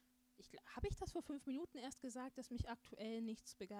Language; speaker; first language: German; native; German